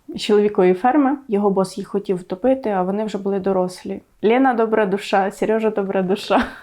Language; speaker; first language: Ukrainian; native; Ukrainian